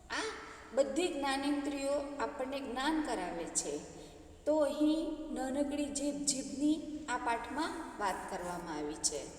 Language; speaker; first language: Gujarati; native; Gujarati